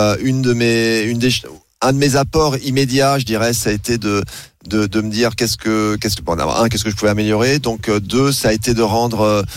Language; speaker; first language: French; native; French